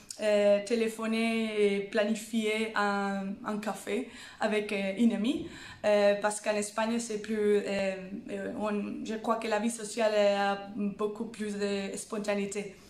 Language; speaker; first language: French; non-native, fluent; Spanish